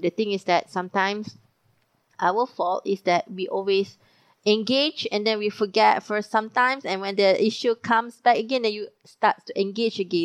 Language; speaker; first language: English; non-native, local second language; Malay